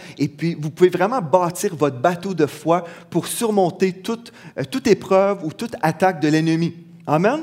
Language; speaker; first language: French; native; French